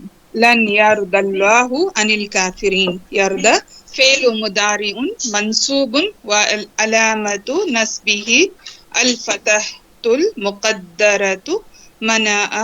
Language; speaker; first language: Arabic; non-native, learner; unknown